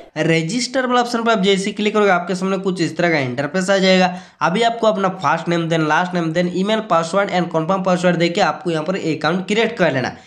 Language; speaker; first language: Hindi; native; Hindi